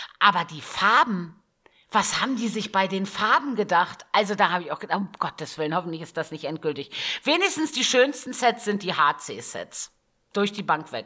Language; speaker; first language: German; native; German